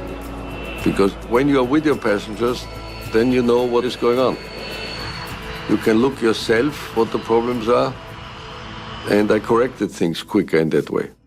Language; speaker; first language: English; non-native, fluent; German